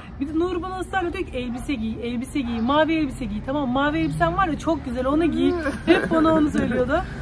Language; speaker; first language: Turkish; native; Turkish